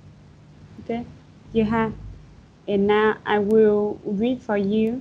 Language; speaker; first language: English; non-native, fluent; Vietnamese